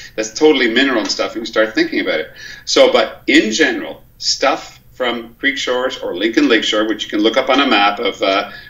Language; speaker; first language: English; native; English